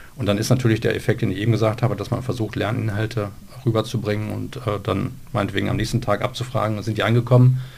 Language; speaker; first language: German; native; German